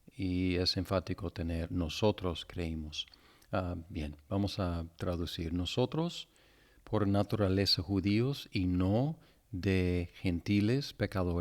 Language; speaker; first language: Spanish; non-native, fluent; English